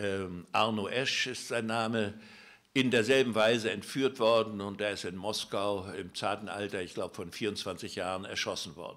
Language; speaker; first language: German; native; German